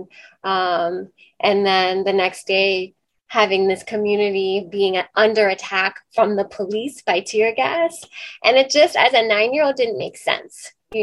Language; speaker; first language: English; native; English